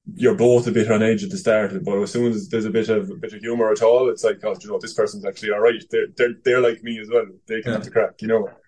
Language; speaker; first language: English; native; English